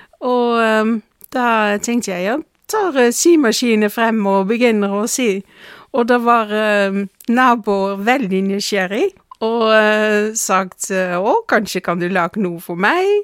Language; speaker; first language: Norwegian; non-native, fluent; Dutch